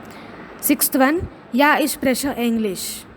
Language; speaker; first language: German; non-native, fluent; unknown